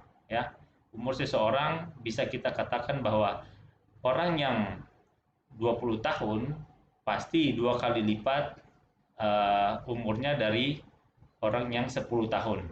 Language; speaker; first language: Indonesian; native; Indonesian